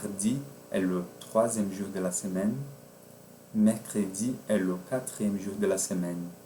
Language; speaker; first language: French; non-native, fluent; Portuguese